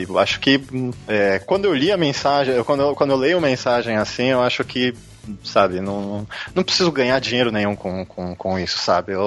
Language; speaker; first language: Portuguese; native; Portuguese